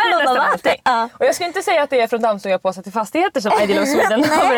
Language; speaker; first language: Swedish; native; Swedish